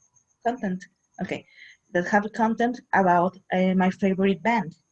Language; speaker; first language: English; non-native, learner; Spanish